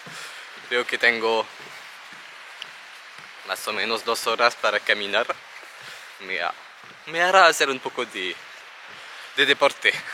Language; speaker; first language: Spanish; non-native, learner; French